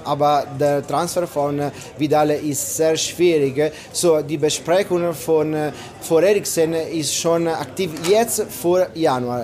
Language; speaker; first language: German; non-native, learner; Italian